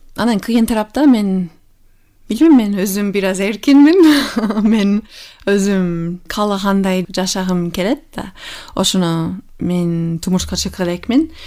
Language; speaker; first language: Kyrgyz; non-native, fluent; English